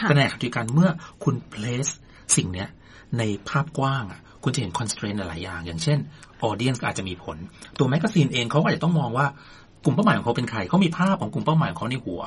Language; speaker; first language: Thai; native; Thai